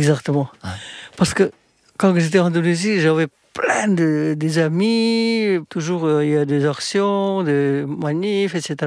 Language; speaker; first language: French; non-native, fluent; Indonesian